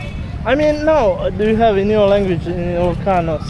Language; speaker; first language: English; non-native, learner; German